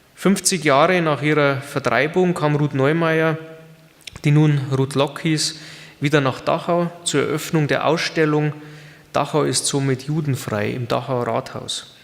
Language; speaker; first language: German; native; German